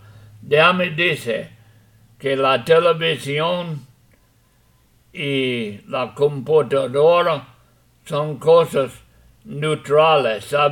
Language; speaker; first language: Spanish; non-native, fluent; English